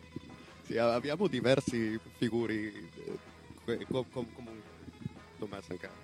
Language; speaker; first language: Italian; non-native, learner; Spanish